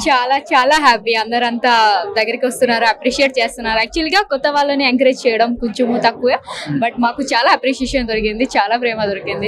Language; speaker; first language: Telugu; non-native, fluent; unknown